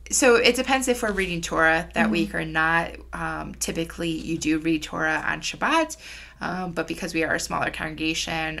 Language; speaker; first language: English; native; English